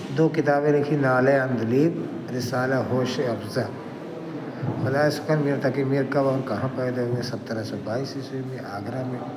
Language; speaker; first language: Urdu; native; Urdu